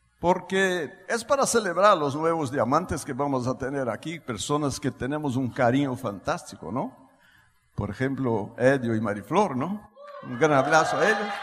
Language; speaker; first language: Spanish; non-native, fluent; Portuguese